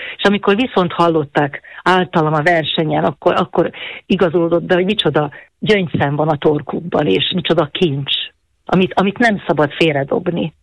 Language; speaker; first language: Hungarian; native; Hungarian